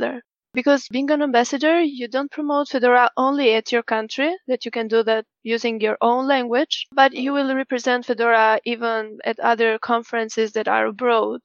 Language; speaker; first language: English; non-native, fluent; Albanian